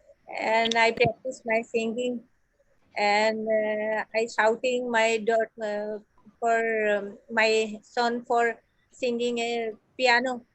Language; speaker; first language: English; non-native, learner; Assamese